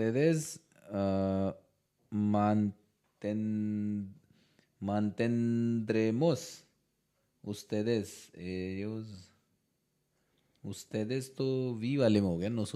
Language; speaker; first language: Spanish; non-native, learner; Hindi